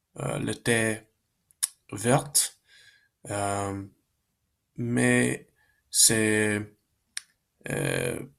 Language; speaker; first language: French; non-native, learner; Spanish